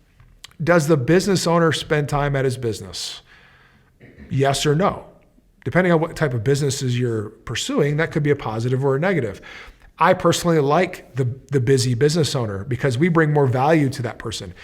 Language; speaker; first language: English; native; English